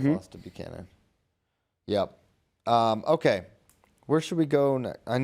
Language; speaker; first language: English; native; English